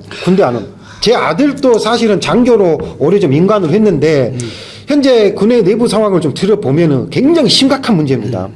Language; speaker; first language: Korean; native; Korean